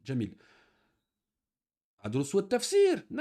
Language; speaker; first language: Arabic; non-native, fluent; French